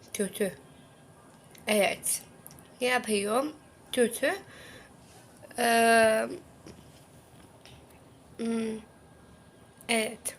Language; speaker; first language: Turkish; non-native, learner; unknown